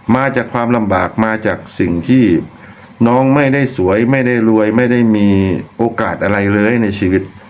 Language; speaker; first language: Thai; non-native, local second language; Lao